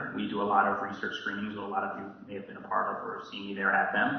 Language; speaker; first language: English; native; English